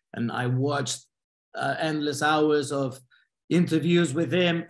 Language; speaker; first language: English; non-native, fluent; Spanish